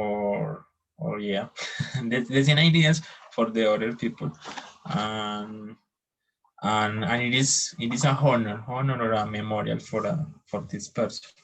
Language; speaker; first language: English; non-native, learner; Spanish